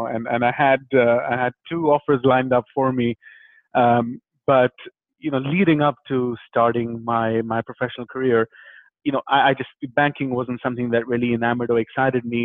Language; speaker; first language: English; non-native, local second language; Hindi